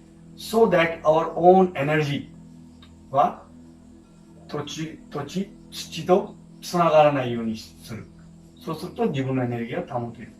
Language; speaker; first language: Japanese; non-native, fluent; Hindi